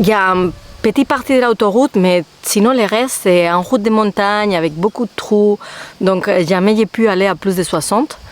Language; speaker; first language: French; non-native, fluent; Spanish